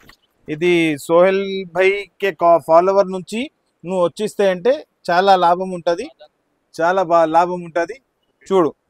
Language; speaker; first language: Telugu; non-native, local second language; Urdu